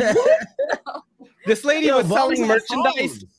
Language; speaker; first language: English; early bilingual, other home language; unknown